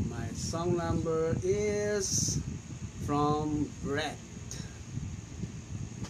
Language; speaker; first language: English; non-native, local second language; Filipino